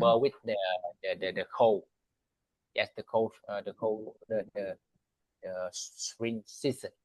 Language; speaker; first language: English; non-native, learner; Vietnamese